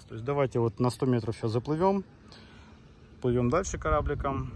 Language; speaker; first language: Russian; native; Russian